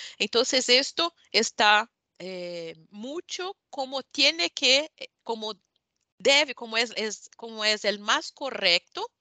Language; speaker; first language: Spanish; non-native, learner; Portuguese